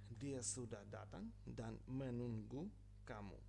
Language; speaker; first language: Indonesian; non-native, fluent; Ukrainian